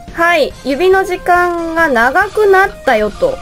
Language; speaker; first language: Japanese; native; Japanese